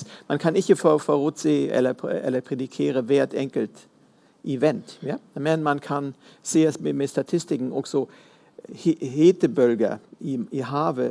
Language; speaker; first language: Norwegian; non-native, fluent; German